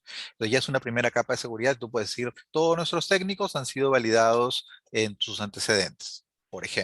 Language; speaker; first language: Spanish; native; Spanish